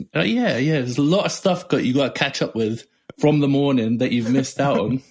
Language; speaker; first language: English; native; English